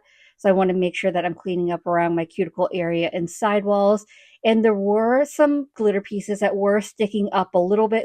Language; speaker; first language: English; native; English